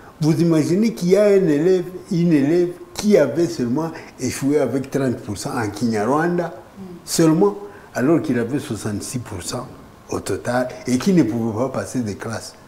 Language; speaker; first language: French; non-native, local second language; Kinyarwanda